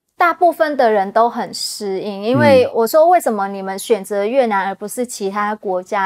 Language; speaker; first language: Chinese; non-native, fluent; Vietnamese